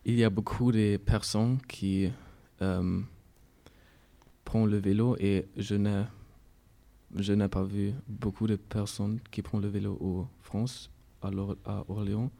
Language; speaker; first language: French; non-native, learner; German